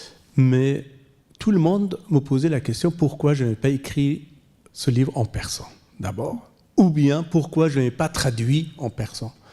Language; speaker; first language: French; non-native, fluent; Persian